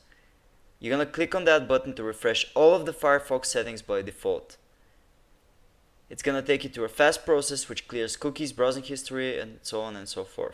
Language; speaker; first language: English; non-native, fluent; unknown